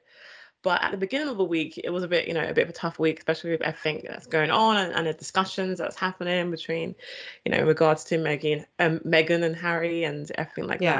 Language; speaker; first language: English; native; English